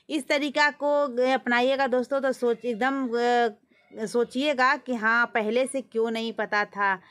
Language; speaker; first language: Hindi; native; Hindi